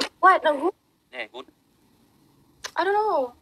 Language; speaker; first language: English; non-native, learner; Indonesian